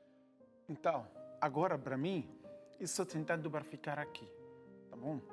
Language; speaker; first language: Portuguese; non-native, learner; Arabic